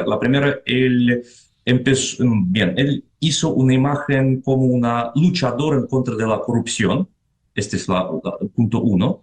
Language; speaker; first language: Spanish; non-native, fluent; Russian